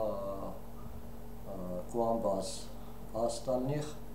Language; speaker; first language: Russian; non-native, fluent; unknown